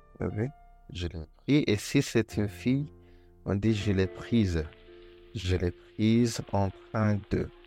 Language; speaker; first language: French; non-native, fluent; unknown